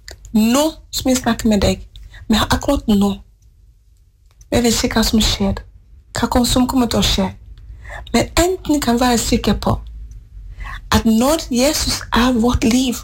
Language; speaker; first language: Norwegian; non-native, fluent; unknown